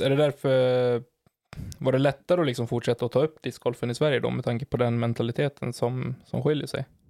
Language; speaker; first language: Swedish; native; Swedish